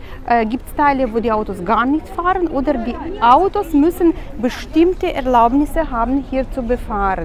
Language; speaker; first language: German; non-native, learner; Russian